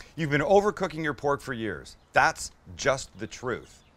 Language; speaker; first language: English; native; English